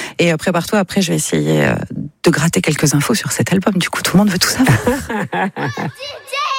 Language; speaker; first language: French; native; French